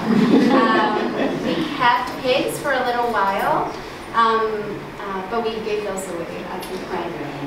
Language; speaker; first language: English; early bilingual, other home language; Spanish